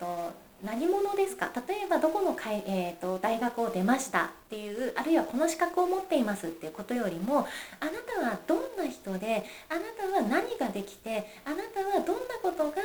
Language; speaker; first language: Japanese; native; Japanese